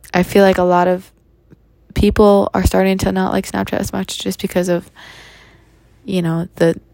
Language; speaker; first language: English; native; English